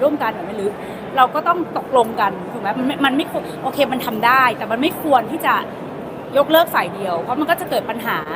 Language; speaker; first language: Thai; native; Thai